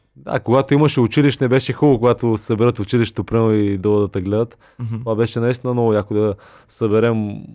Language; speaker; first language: Bulgarian; native; Bulgarian